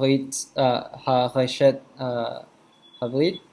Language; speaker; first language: Hebrew; non-native, learner; English